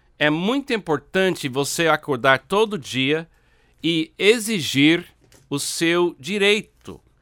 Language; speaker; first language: Portuguese; non-native, fluent; English